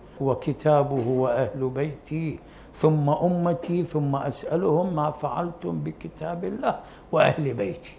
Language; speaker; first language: Arabic; native; Arabic